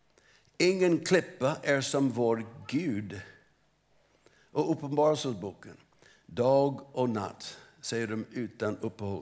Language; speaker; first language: Swedish; non-native, fluent; English